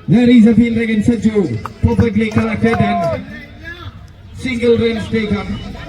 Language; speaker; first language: English; non-native, local second language; Malayalam